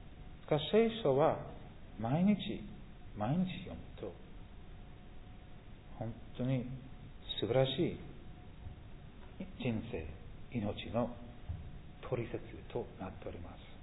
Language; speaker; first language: Japanese; non-native, fluent; English